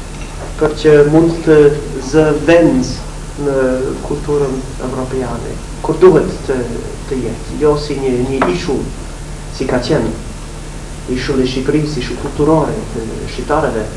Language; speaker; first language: Albanian; non-native, fluent; English